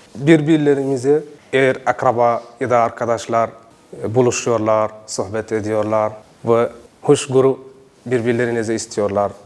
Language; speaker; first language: Turkish; non-native, learner; Arabic